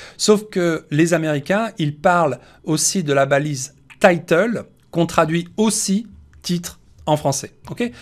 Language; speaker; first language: French; native; French